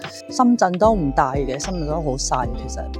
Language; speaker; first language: Chinese; non-native, local second language; Hakka Chinese